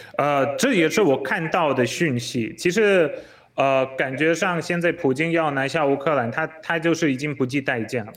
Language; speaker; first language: Chinese; non-native, fluent; Polish